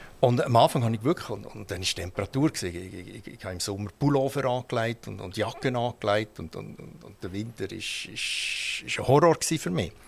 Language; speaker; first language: German; early bilingual, heritage; German